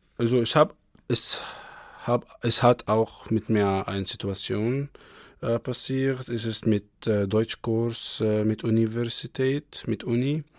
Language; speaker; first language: German; non-native, learner; Arabic